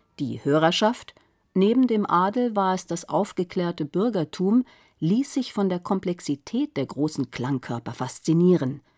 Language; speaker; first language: German; native; German